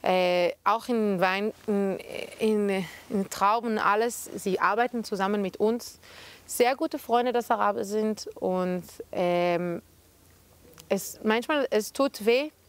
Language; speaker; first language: German; non-native, fluent; Hebrew